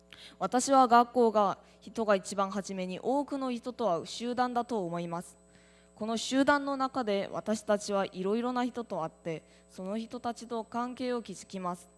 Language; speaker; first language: Japanese; non-native, learner; Korean